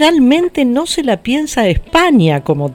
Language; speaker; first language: Spanish; native; Spanish